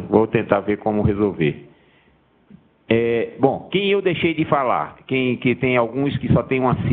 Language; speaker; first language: Portuguese; native; Portuguese